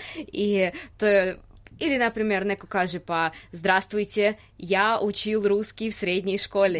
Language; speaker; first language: Serbian; non-native, fluent; Russian